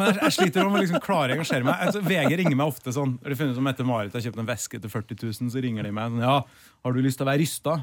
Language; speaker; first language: Norwegian; native; Norwegian